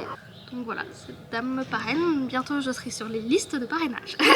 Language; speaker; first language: French; native; French